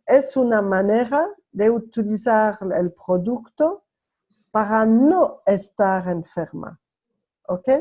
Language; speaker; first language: Spanish; non-native, learner; French